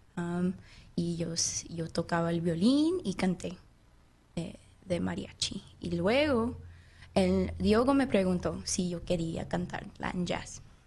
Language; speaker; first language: Spanish; non-native, learner; English